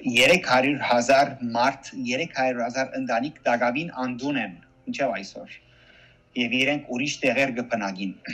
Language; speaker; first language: Armenian; early bilingual, heritage; Armenian